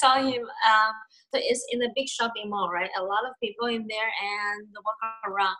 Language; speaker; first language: English; non-native, fluent; Chinese